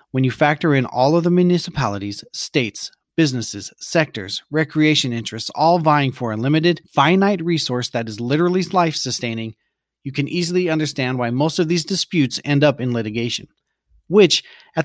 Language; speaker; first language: English; native; English